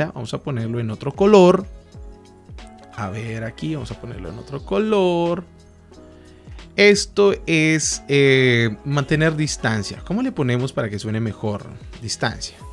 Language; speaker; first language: Spanish; native; Spanish